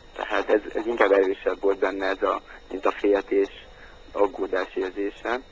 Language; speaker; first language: Hungarian; native; Hungarian